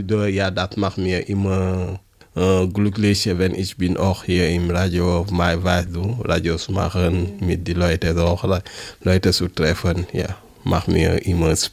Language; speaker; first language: German; non-native, learner; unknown